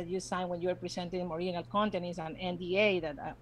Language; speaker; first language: English; non-native, fluent; Spanish